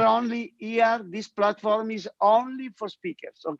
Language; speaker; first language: English; non-native, learner; Italian